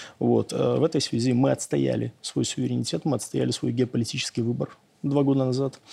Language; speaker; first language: Russian; native; Russian